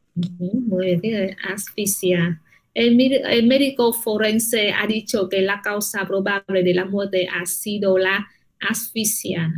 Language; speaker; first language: Spanish; non-native, fluent; Vietnamese